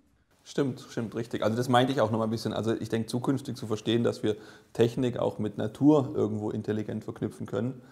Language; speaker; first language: German; native; German